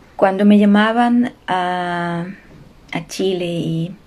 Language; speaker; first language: Spanish; non-native, fluent; Ukrainian